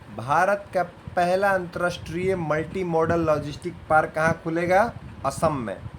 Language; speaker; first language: Hindi; native; Hindi